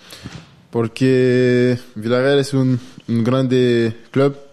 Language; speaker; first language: Spanish; non-native, learner; French